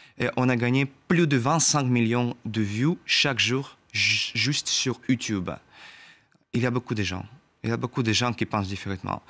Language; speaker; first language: French; non-native, learner; Russian